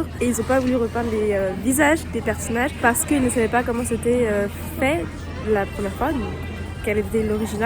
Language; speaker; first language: French; native; French